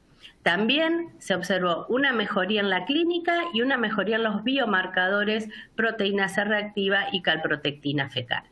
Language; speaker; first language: Spanish; native; Spanish